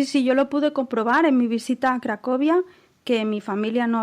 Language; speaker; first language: Spanish; native; Spanish